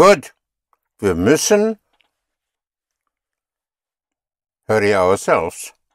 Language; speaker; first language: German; non-native, fluent; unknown